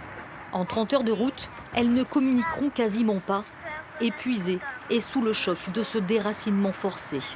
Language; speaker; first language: French; native; French